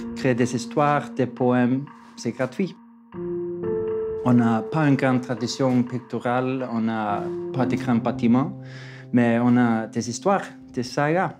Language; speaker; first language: French; non-native, fluent; Icelandic